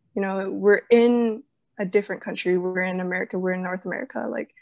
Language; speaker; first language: English; early bilingual, other home language; Chinese